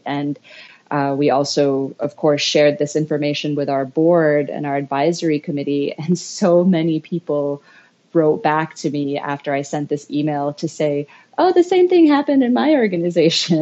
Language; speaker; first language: English; native; English